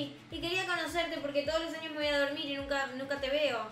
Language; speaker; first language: Spanish; native; Spanish